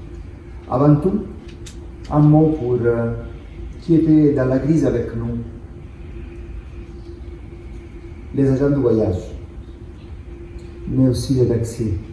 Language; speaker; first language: French; non-native, fluent; Italian